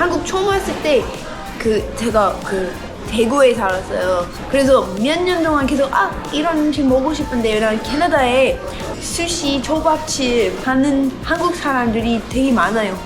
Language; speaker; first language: Korean; non-native, learner; English